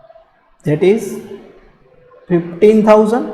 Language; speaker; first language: English; non-native, local second language; Gujarati